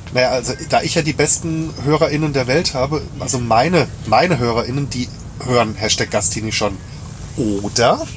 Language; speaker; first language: German; native; German